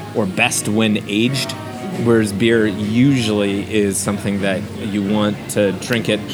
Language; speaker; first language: English; native; English